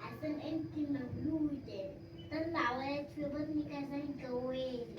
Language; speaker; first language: Arabic; native; Arabic